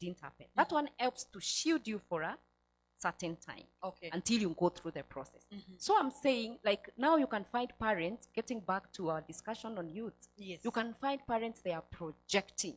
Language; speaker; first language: English; non-native, local second language; Swahili